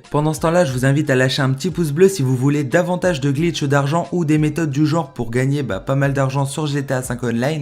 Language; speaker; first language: French; native; French